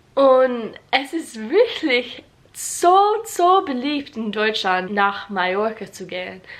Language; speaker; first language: German; non-native, learner; English